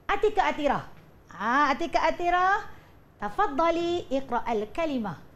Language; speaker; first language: Arabic; non-native, fluent; Malay